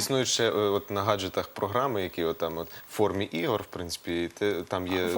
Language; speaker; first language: Ukrainian; native; Ukrainian